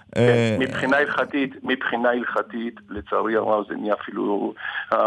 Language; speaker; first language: Hebrew; early bilingual, other home language; Arabic